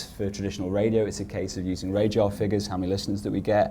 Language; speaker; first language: English; native; English